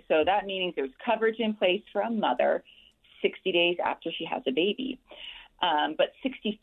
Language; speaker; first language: English; native; English